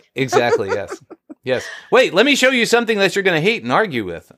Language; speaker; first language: English; native; English